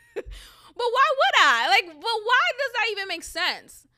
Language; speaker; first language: English; early bilingual, other home language; Haitian Creole